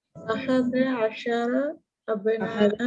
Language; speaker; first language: Arabic; non-native, learner; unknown